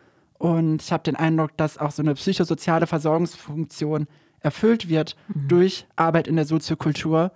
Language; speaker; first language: German; native; German